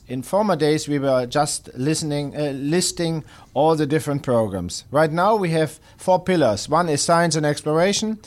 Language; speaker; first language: English; non-native, fluent; German